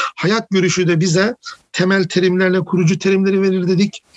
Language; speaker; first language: Turkish; native; Turkish